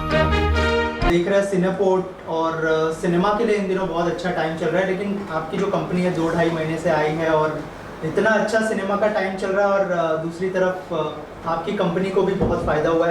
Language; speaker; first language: Hindi; native; Hindi